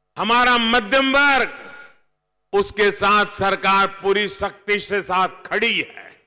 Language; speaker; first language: Hindi; non-native, local second language; Gujarati